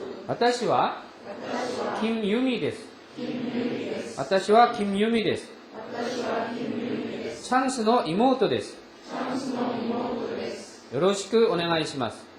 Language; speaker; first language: Japanese; non-native, fluent; Korean